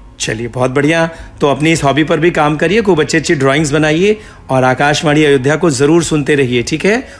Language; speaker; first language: Hindi; native; Hindi